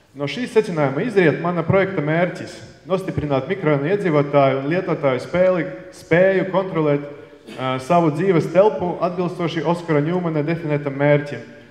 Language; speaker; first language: Latvian; non-native, local second language; Russian